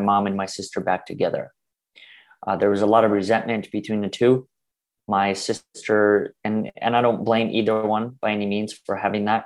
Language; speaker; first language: English; early bilingual, other home language; Russian